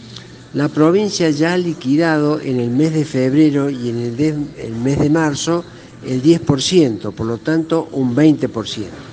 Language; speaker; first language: Spanish; native; Spanish